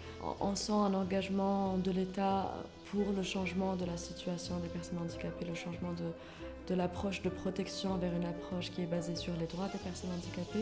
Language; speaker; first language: French; non-native, local second language; Arabic